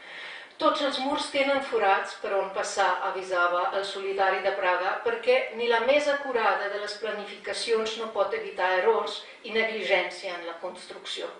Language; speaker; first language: Catalan; non-native, fluent; Slovenian